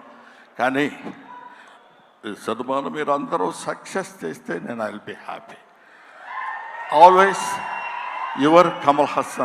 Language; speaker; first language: Telugu; native; Telugu